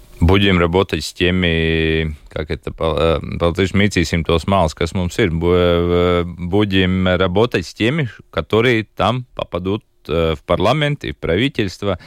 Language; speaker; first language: Russian; non-native, local second language; Latvian